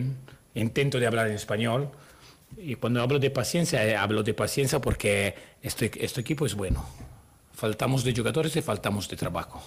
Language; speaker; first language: Spanish; non-native, learner; Italian